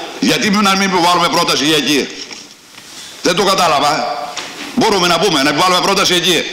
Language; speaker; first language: Greek; native; Greek